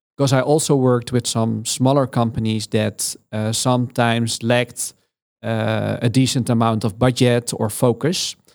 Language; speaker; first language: English; non-native, fluent; Dutch